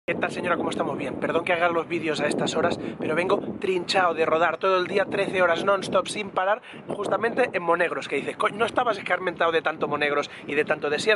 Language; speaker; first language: Spanish; native; Spanish